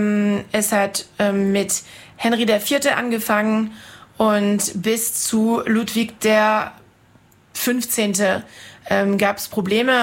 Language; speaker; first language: German; non-native, fluent; French